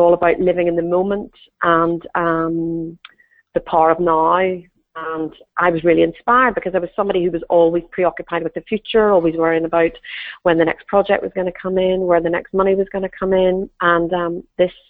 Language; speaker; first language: English; native; English